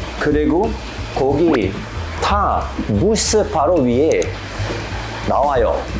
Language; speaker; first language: Korean; non-native, learner; French